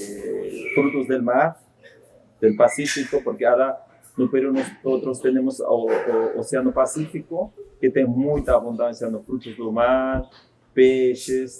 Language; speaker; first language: Portuguese; non-native, fluent; Spanish